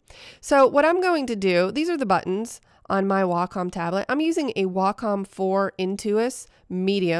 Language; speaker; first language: English; native; English